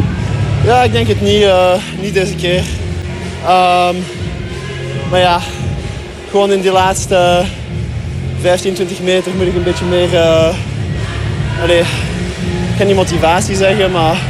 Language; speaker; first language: Dutch; non-native, local second language; French